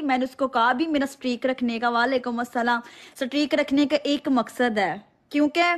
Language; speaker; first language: Urdu; non-native, local second language; Punjabi